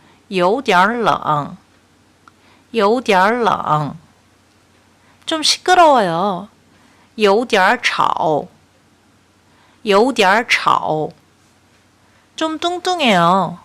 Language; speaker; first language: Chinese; non-native, fluent; Korean